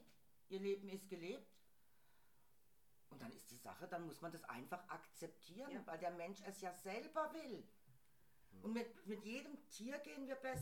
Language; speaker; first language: German; native; German